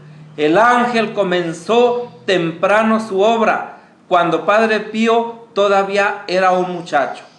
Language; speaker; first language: Spanish; native; Spanish